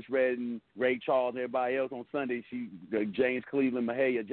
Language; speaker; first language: English; native; English